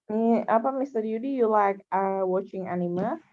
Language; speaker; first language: English; non-native, learner; Indonesian